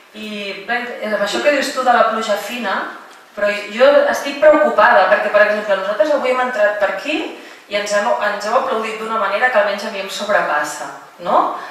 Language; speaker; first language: Catalan; native; Catalan